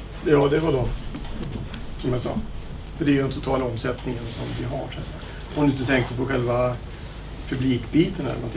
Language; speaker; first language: Swedish; native; Swedish